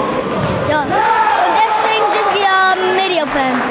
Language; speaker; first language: German; early bilingual, other home language; Kurdish